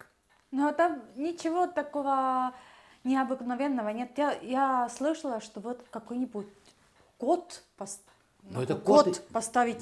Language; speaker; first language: Russian; non-native, learner; Estonian